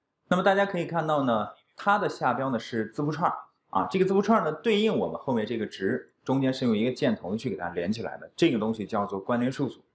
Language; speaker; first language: Chinese; native; Chinese